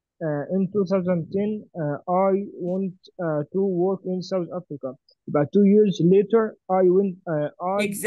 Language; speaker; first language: English; non-native, learner; Arabic